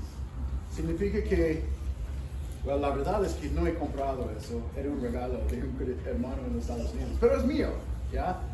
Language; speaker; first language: Spanish; non-native, fluent; English